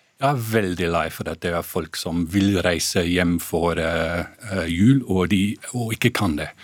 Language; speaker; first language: Norwegian; non-native, fluent; English